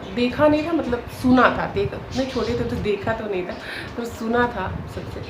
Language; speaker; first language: Hindi; native; Hindi